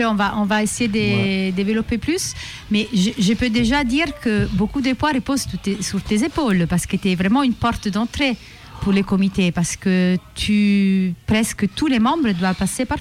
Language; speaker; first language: French; native; French